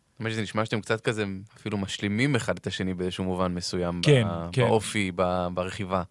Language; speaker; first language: Hebrew; native; Hebrew